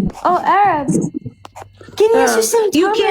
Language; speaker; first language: English; non-native, learner; Amharic